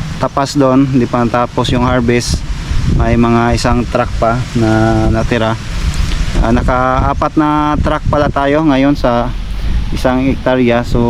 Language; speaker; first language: Filipino; non-native, local second language; Cebuano